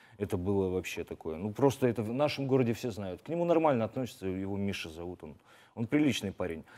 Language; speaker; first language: Russian; native; Russian